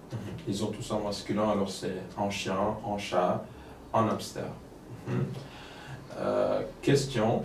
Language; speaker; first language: French; non-native, fluent; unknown